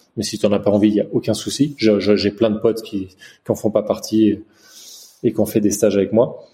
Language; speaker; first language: French; early bilingual, other home language; Chinese